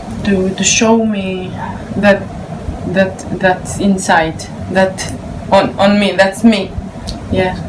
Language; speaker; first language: English; non-native, learner; Hebrew